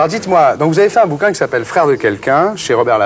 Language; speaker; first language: French; native; French